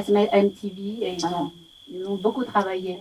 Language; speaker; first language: French; non-native, learner; Chinese